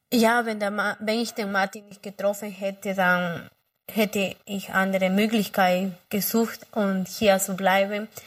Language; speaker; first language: German; non-native, fluent; Spanish